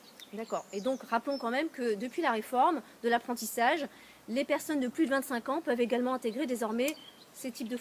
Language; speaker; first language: French; native; French